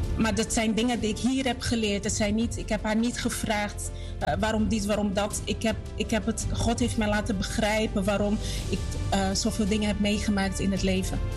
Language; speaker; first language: Dutch; non-native, fluent; Portuguese